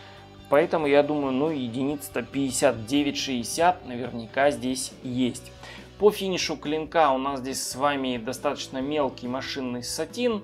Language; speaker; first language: Russian; native; Russian